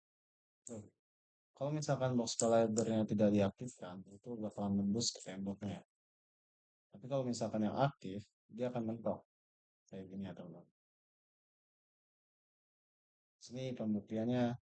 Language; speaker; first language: Indonesian; native; Indonesian